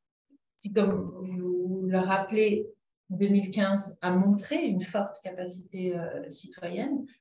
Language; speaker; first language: French; native; French